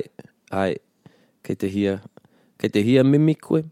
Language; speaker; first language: Māori; non-native, local second language; English